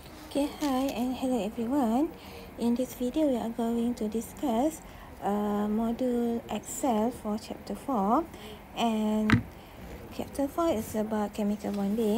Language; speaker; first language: English; non-native, local second language; Malay